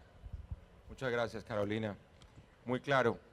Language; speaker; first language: Spanish; native; Spanish